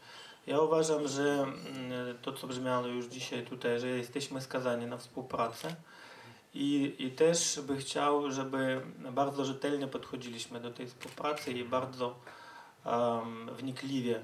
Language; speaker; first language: Polish; non-native, fluent; Ukrainian